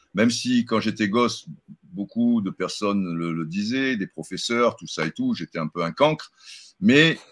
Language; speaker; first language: French; native; French